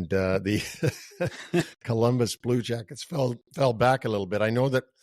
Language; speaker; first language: English; native; English